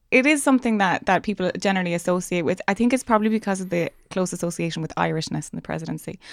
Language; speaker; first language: English; native; English